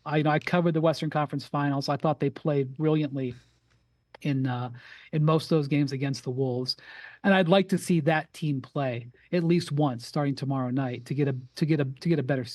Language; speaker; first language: English; native; English